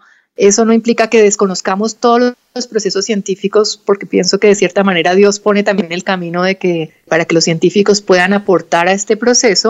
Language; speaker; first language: Spanish; native; Spanish